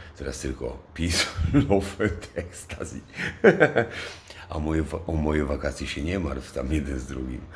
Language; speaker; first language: Polish; native; Polish